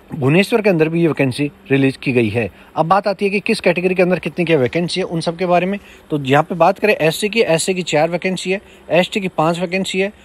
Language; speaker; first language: Hindi; native; Hindi